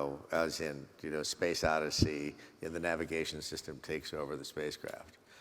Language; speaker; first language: English; native; English